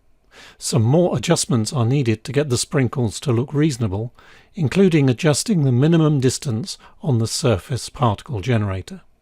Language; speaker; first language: English; native; English